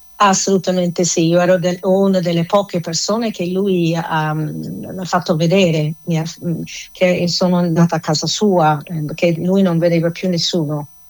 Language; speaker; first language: Italian; non-native, fluent; English